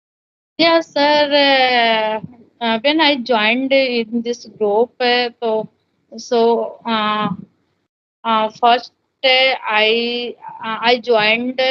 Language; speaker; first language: English; non-native, learner; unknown